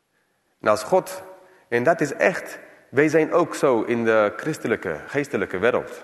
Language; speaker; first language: Dutch; non-native, fluent; English